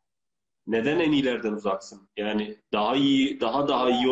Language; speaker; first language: Turkish; native; Turkish